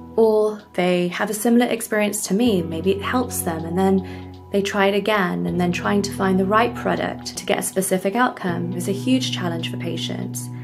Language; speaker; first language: English; native; English